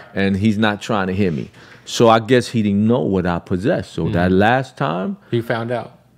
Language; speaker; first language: English; native; English